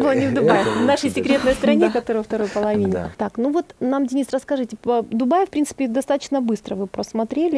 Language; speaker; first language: Russian; native; Russian